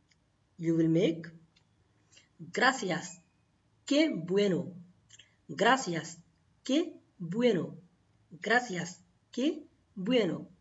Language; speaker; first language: Spanish; non-native, learner; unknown